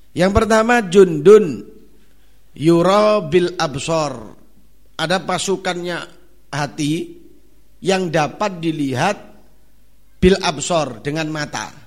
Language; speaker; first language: Indonesian; non-native, local second language; Javanese